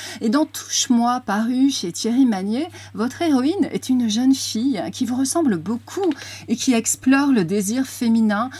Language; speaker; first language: French; native; French